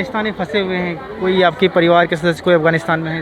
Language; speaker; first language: Hindi; native; Hindi